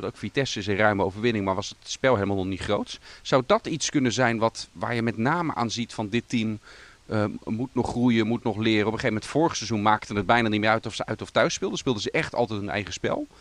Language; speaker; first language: Dutch; native; Dutch